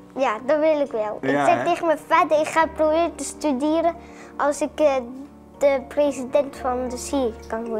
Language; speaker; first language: Dutch; early bilingual, other home language; Arabic